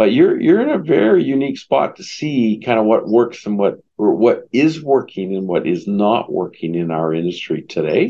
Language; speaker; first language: English; native; English